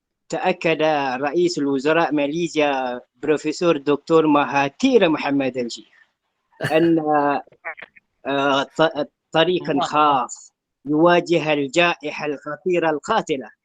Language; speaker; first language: Arabic; native; Arabic